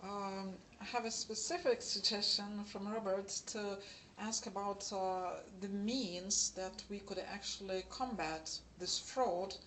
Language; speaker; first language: English; non-native, fluent; Lithuanian